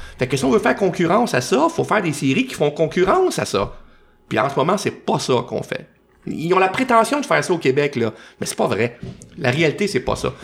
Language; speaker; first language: French; native; French